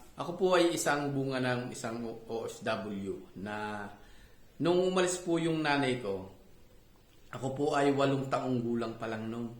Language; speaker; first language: Filipino; native; Filipino